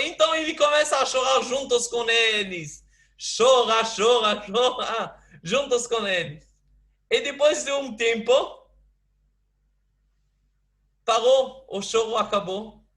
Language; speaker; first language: Portuguese; non-native, fluent; Hebrew